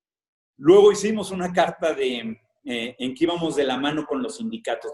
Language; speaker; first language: Spanish; native; Spanish